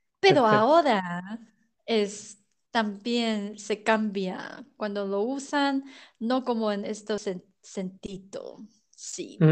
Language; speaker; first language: Spanish; non-native, learner; Chinese